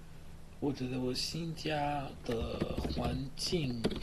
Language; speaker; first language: Chinese; non-native, learner; English